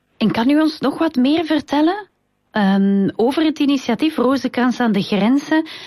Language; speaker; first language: Dutch; native; Dutch